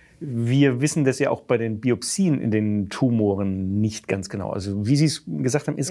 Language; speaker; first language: German; native; German